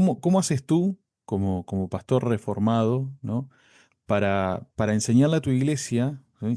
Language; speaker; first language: Spanish; native; Spanish